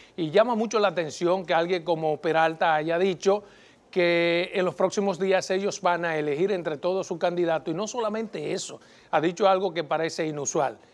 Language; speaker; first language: Spanish; native; Spanish